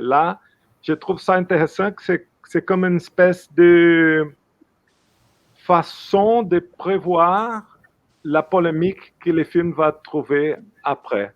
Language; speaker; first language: French; non-native, fluent; Portuguese